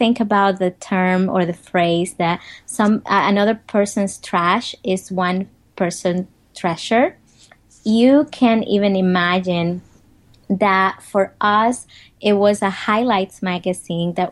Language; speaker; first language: English; non-native, fluent; Spanish